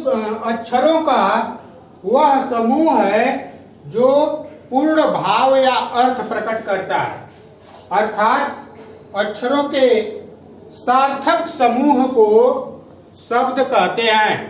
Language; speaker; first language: Hindi; native; Hindi